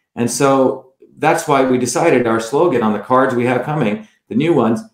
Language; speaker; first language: English; non-native, local second language; Tamil